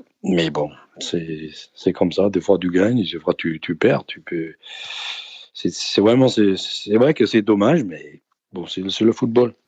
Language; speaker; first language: French; non-native, fluent; Danish